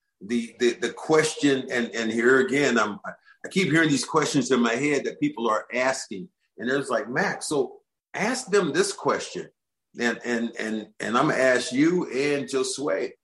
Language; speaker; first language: English; native; English